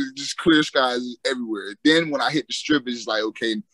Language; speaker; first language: English; native; English